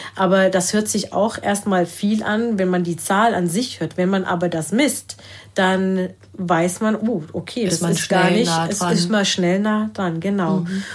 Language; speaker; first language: German; early bilingual, other home language; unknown